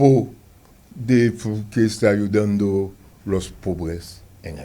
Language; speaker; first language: Spanish; non-native, fluent; Haitian Creole